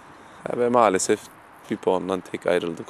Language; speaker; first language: Turkish; early bilingual, heritage; German